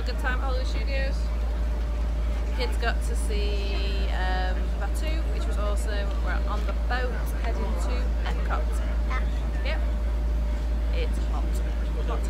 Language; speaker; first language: English; native; English